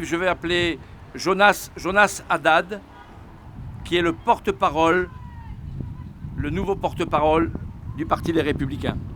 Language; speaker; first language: French; native; French